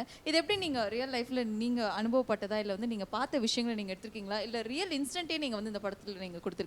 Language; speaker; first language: Tamil; native; Tamil